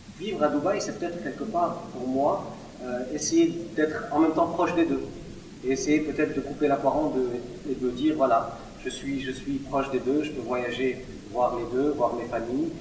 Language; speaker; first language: French; non-native, local second language; Arabic